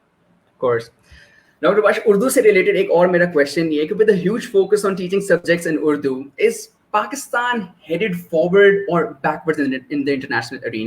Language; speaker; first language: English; non-native, local second language; Urdu